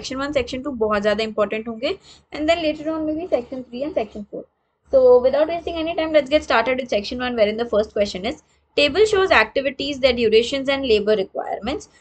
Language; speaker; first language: English; non-native, local second language; Hindi